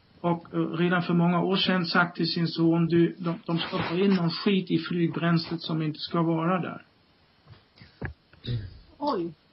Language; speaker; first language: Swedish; non-native, fluent; German